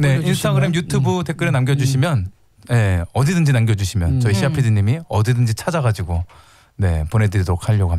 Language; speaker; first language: Korean; native; Korean